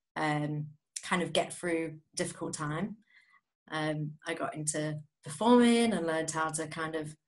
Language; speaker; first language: English; native; English